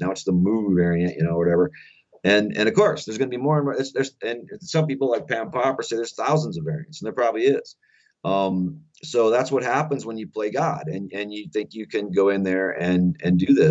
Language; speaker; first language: English; native; English